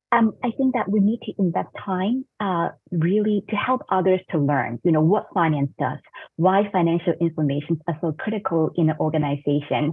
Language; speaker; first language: English; non-native, fluent; Cantonese